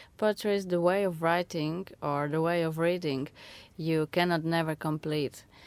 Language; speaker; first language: English; non-native, fluent; Slovak